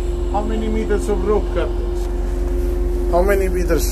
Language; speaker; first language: English; non-native, fluent; Italian